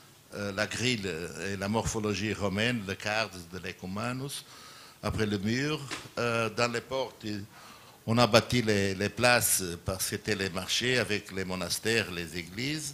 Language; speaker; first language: French; non-native, learner; Portuguese